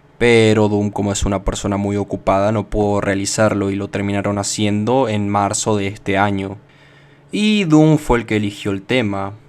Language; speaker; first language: Spanish; native; Spanish